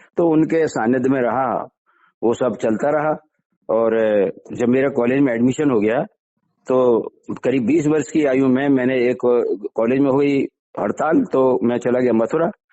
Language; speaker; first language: Hindi; native; Hindi